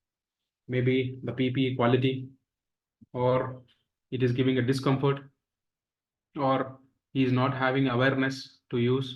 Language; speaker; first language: English; non-native, local second language; Telugu